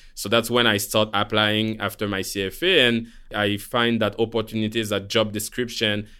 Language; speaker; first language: English; non-native, fluent; Haitian Creole